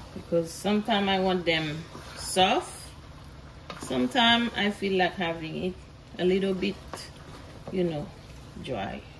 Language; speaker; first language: English; non-native, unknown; Haitian Creole